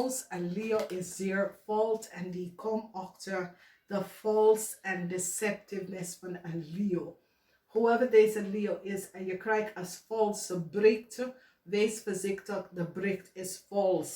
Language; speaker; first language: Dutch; non-native, learner; English